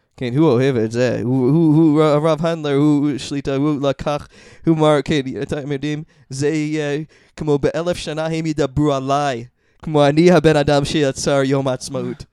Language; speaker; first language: Hebrew; non-native, fluent; English